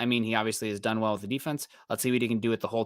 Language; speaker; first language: English; native; English